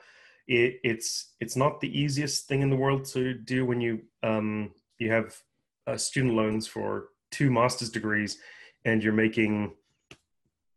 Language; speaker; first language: English; native; English